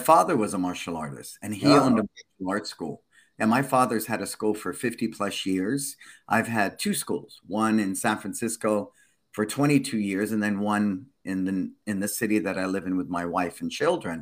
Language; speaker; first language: English; native; English